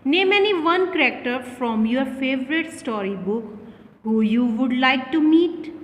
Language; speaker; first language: English; non-native, local second language; Hindi